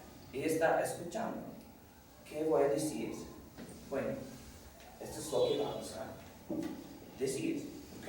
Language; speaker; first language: Spanish; non-native, fluent; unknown